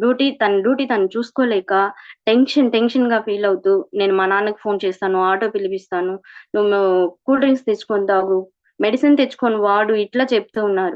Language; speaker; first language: Telugu; native; Telugu